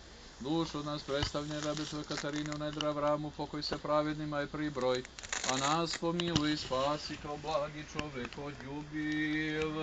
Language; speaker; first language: Serbian; native; Serbian